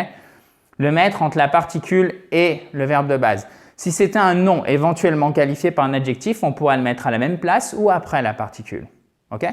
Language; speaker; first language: French; native; French